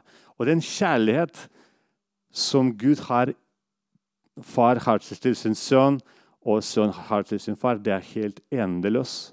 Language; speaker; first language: Norwegian; non-native, fluent; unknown